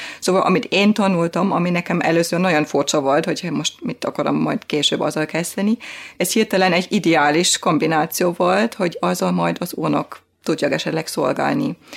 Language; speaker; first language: Hungarian; non-native, fluent; German